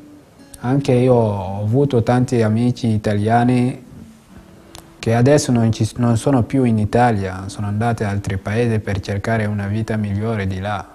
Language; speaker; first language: Italian; non-native, fluent; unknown